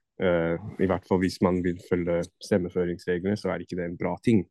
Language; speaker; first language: Norwegian; non-native, fluent; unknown